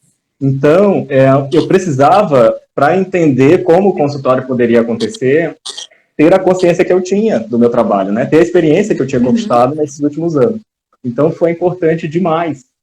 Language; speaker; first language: Portuguese; native; Portuguese